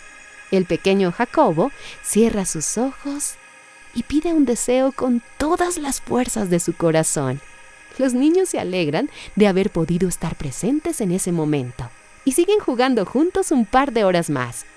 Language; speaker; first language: Spanish; native; Spanish